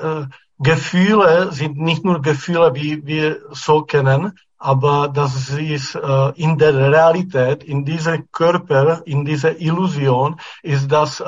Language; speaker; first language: German; non-native, fluent; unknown